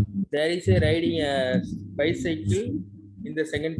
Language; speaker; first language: English; non-native, learner; Tamil